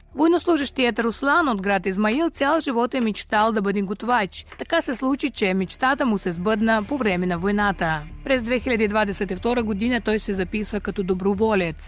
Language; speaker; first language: Bulgarian; early bilingual, heritage; Bulgarian